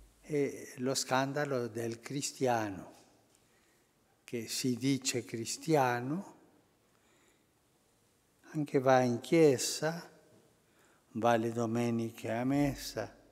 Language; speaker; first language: Italian; non-native, fluent; Spanish